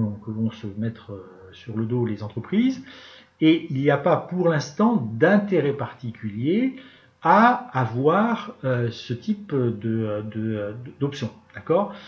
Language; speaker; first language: French; native; French